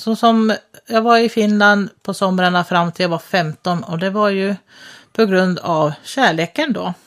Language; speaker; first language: Swedish; early bilingual, other home language; Finnish